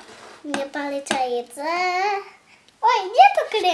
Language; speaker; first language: Russian; early bilingual, heritage; Russian